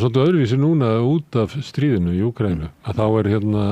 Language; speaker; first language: Icelandic; native; Icelandic